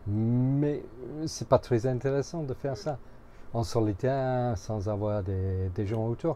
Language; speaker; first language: French; non-native, fluent; English